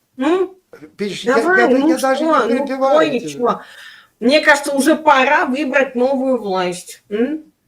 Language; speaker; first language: Russian; native; Russian